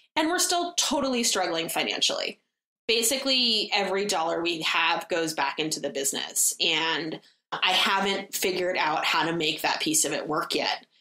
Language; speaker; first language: English; native; English